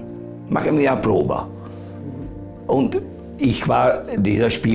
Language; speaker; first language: German; non-native, learner; Hungarian